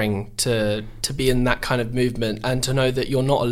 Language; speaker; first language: English; native; English